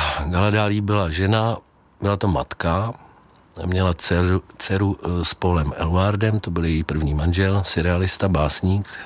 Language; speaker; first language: Czech; native; Czech